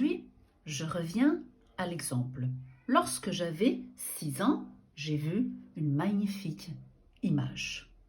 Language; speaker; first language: French; non-native, fluent; Portuguese